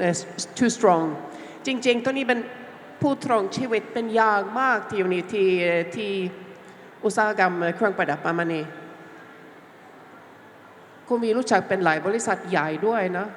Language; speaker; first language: Thai; non-native, learner; Norwegian